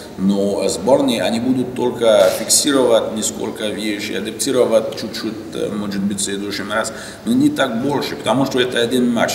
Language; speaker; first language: Russian; non-native, learner; French